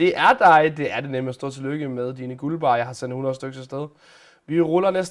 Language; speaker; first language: Danish; native; Danish